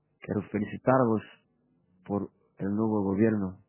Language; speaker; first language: Spanish; non-native, fluent; Portuguese